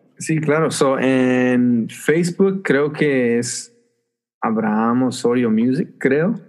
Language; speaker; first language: Spanish; early bilingual, heritage; Spanish